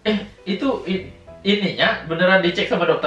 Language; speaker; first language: Indonesian; native; Indonesian